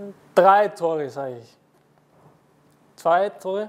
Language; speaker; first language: German; non-native, fluent; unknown